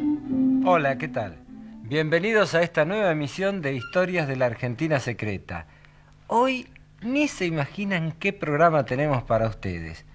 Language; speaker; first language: Spanish; native; Spanish